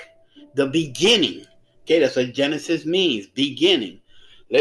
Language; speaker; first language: English; native; English